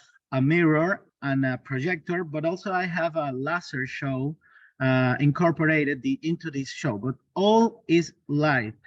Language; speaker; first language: English; non-native, learner; Spanish